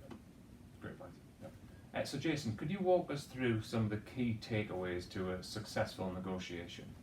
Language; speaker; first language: English; native; English